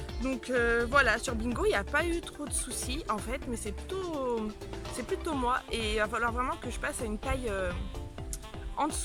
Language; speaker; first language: French; native; French